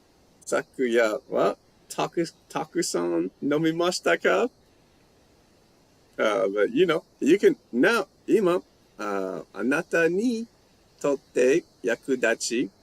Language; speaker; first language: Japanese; non-native, learner; English